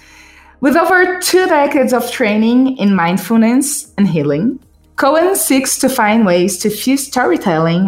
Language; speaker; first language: English; non-native, fluent; Portuguese